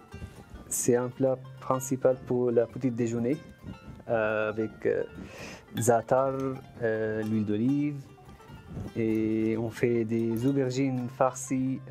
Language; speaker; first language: French; non-native, fluent; Arabic